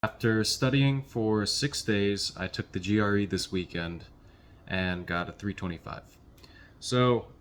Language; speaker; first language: English; native; English